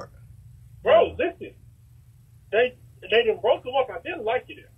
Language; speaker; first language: English; native; English